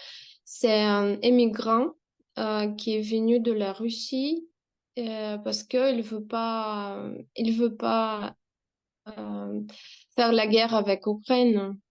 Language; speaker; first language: French; non-native, fluent; Russian